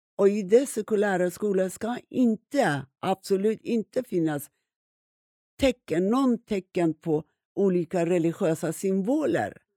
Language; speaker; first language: Swedish; non-native, fluent; Persian